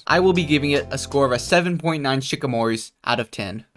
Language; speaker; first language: English; native; English